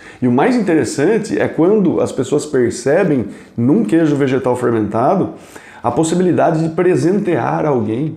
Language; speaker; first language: Portuguese; native; Portuguese